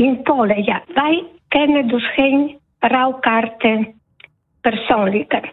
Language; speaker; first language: Dutch; non-native, learner; Polish